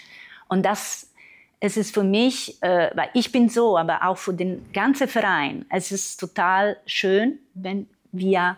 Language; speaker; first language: German; non-native, fluent; Italian